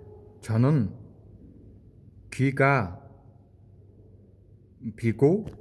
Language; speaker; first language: Korean; non-native, learner; Mongolian